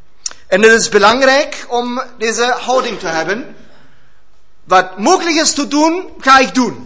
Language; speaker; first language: Dutch; non-native, learner; German